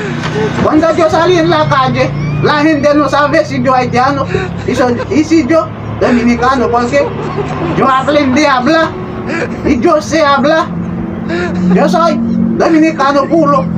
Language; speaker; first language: Spanish; non-native, learner; Haitian Creole